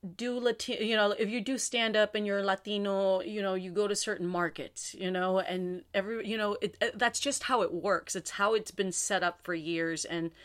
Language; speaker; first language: English; native; English